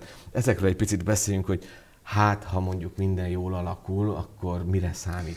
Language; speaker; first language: Hungarian; native; Hungarian